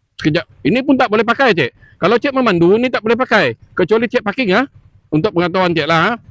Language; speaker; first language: Malay; native; Malay